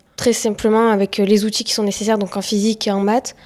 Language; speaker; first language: French; native; French